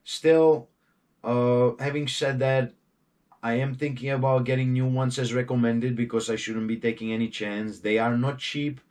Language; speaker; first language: English; non-native, fluent; Czech